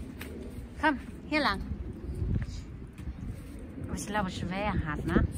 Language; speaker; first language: German; non-native, learner; Vietnamese